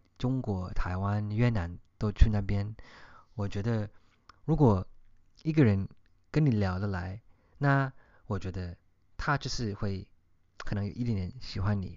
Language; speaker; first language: Chinese; early bilingual, heritage; English